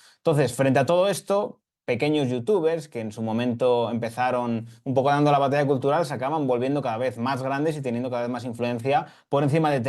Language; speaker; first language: Spanish; native; Spanish